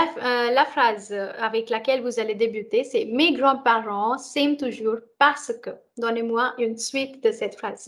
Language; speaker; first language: French; non-native, fluent; Hindi